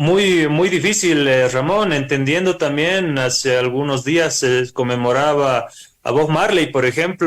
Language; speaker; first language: Spanish; native; Spanish